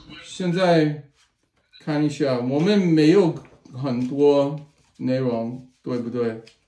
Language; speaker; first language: Chinese; non-native, learner; English